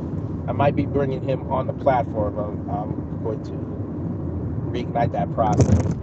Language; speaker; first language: English; native; English